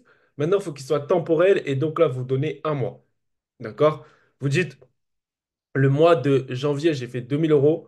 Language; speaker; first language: French; native; French